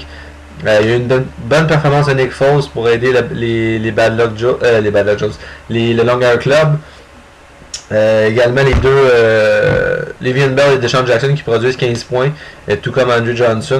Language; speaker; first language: French; native; French